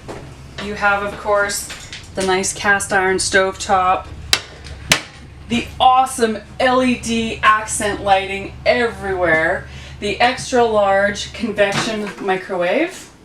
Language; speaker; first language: English; native; English